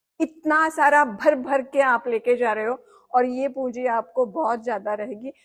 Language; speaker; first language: Hindi; non-native, local second language; Marathi